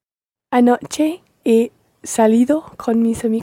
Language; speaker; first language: Spanish; non-native, learner; English